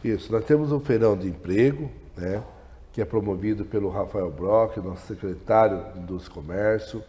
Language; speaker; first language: Portuguese; native; Portuguese